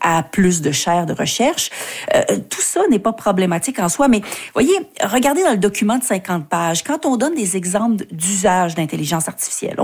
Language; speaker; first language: French; native; French